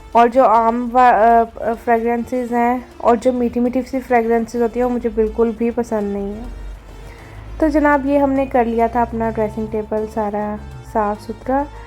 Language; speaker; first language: Urdu; native; Urdu